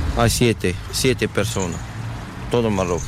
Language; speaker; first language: Spanish; non-native, learner; Arabic